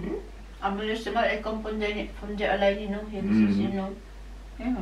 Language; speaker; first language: German; non-native, learner; Filipino